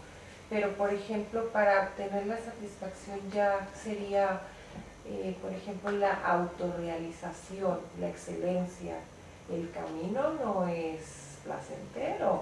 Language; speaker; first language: Spanish; native; Spanish